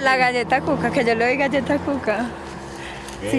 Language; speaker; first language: Spanish; native; Spanish